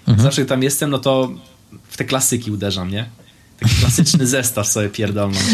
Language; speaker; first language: Polish; native; Polish